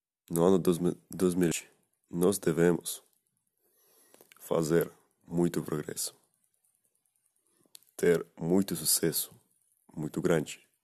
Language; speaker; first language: Portuguese; non-native, learner; Spanish